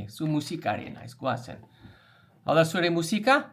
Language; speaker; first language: Basque; non-native, learner; English